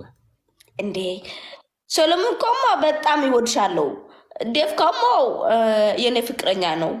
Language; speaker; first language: Amharic; non-native, learner; Tigrinya